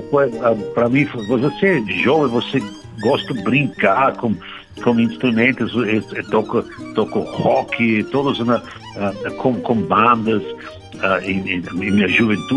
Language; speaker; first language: Portuguese; non-native, learner; German